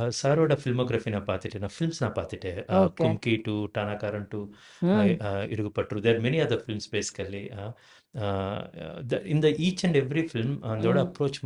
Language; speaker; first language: Tamil; non-native, learner; Telugu